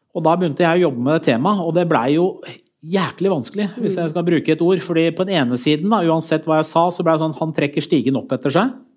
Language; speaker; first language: Norwegian; early bilingual, other home language; Persian